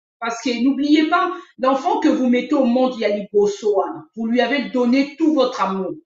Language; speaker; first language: French; non-native, local second language; Lingala